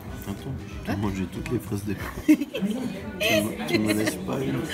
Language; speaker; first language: French; native; French